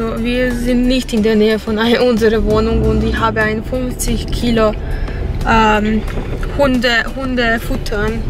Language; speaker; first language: German; non-native, fluent; Bosnian